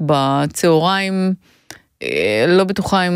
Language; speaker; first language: Hebrew; native; Hebrew